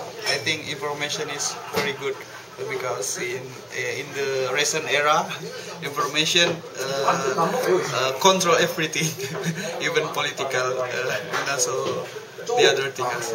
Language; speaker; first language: English; non-native, learner; Indonesian